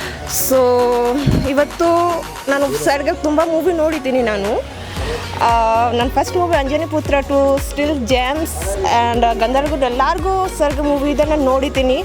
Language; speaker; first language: Kannada; non-native, local second language; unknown